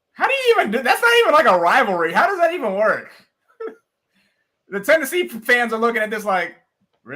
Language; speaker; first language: English; native; English